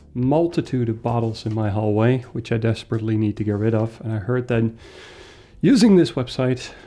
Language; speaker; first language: English; non-native, fluent; Dutch